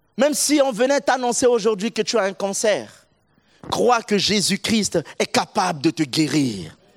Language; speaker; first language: French; non-native, local second language; Sango